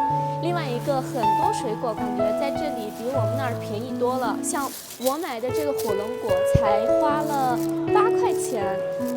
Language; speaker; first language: Chinese; non-native, fluent; Persian